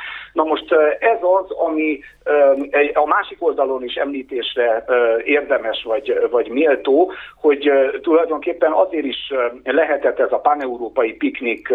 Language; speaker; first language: Hungarian; native; Hungarian